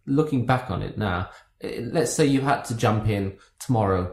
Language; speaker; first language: English; native; English